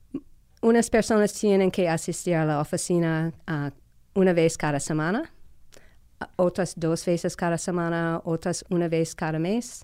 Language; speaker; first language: Spanish; non-native, fluent; English